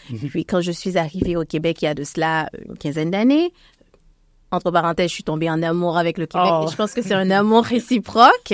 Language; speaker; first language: French; native; French